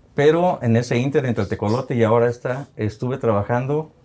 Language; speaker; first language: Spanish; native; Spanish